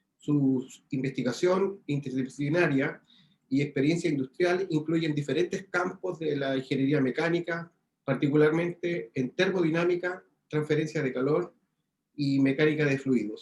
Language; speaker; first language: Spanish; native; Spanish